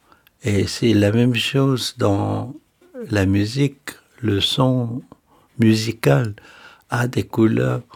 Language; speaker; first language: French; non-native, fluent; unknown